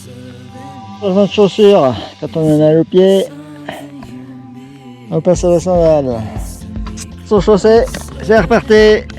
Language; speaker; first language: French; native; French